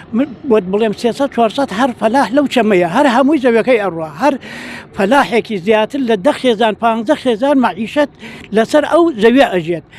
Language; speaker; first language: Central Kurdish; native; Central Kurdish